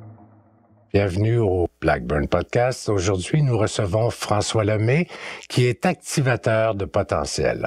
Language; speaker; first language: French; native; French